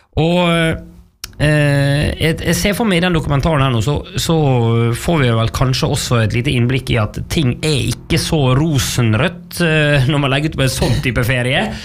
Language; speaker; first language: Norwegian; native; Norwegian